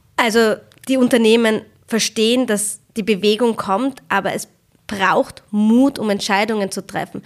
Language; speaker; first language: German; early bilingual, other home language; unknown